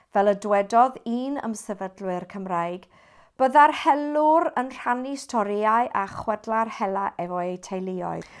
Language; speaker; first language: Welsh; non-native, local second language; English